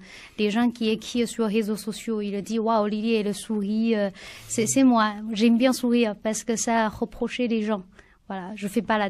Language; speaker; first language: French; non-native, learner; Chinese